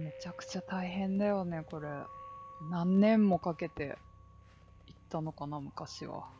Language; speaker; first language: Japanese; native; Japanese